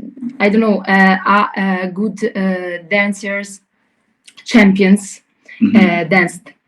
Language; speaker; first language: English; non-native, learner; Italian